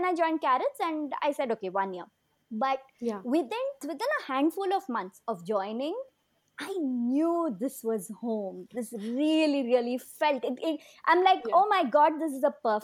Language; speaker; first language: English; non-native, local second language; Kannada